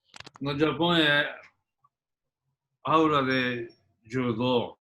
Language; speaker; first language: Portuguese; early bilingual, other home language; Japanese